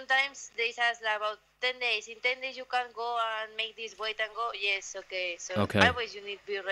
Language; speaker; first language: English; non-native, learner; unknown